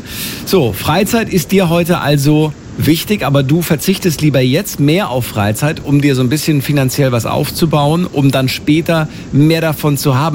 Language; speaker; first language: German; native; German